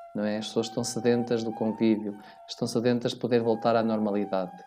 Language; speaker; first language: Portuguese; native; Portuguese